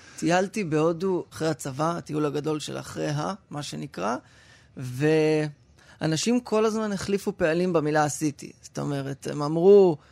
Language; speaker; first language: Hebrew; native; Hebrew